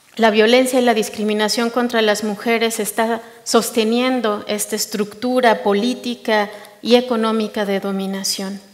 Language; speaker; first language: Spanish; native; Spanish